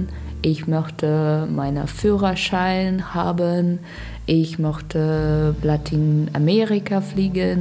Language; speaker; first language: German; non-native, learner; Russian